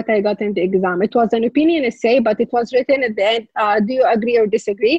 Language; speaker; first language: English; non-native, fluent; Arabic